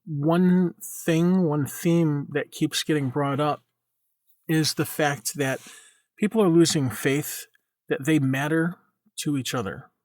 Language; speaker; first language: English; native; English